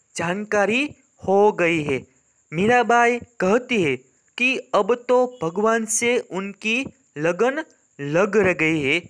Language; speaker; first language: Hindi; non-native, local second language; Gujarati